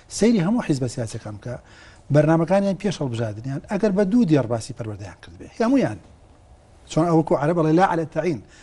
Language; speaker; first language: Central Kurdish; native; Central Kurdish